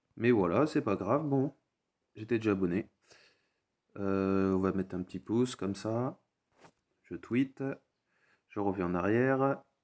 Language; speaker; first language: French; native; French